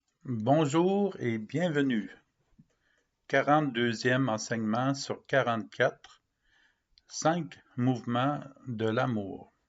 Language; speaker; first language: French; native; French